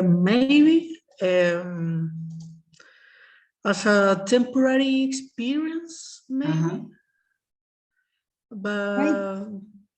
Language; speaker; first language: English; non-native, learner; Spanish